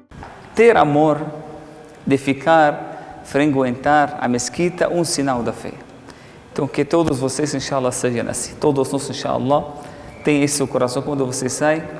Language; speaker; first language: Portuguese; non-native, fluent; Arabic